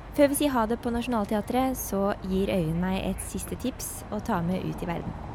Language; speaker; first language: Norwegian; native; Norwegian